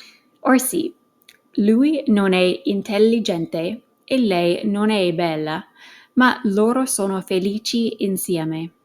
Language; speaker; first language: Italian; non-native, fluent; English